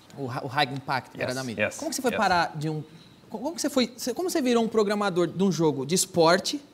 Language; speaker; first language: Portuguese; native; Portuguese